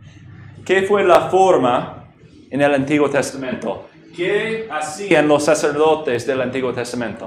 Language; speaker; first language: Spanish; non-native, fluent; English